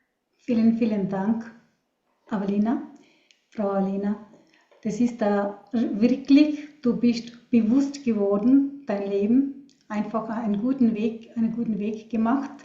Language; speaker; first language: German; non-native, learner; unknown